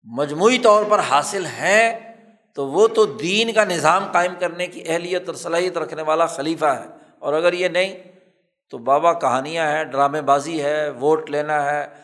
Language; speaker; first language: Urdu; non-native, local second language; Punjabi